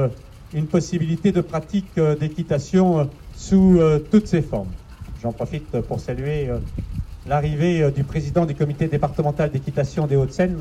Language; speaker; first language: French; native; French